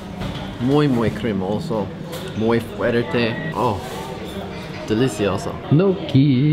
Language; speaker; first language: Spanish; non-native, learner; English